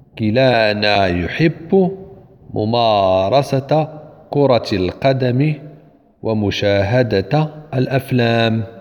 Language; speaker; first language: Arabic; non-native, learner; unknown